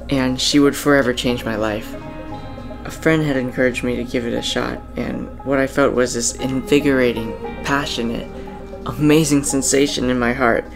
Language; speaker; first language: English; native; English